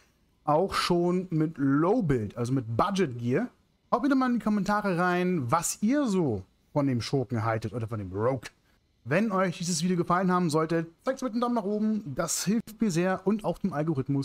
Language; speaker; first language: German; native; German